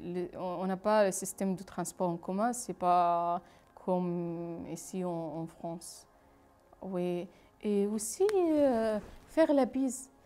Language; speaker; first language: French; non-native, fluent; Arabic